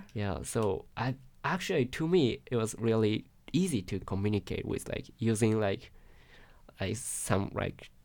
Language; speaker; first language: English; non-native, learner; Japanese